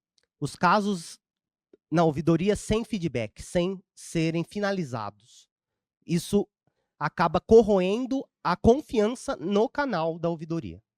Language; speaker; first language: Portuguese; native; Portuguese